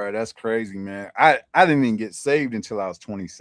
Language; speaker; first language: English; native; English